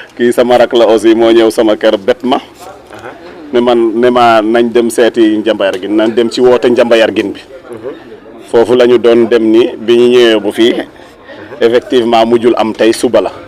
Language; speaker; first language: Wolof; non-native, local second language; Serer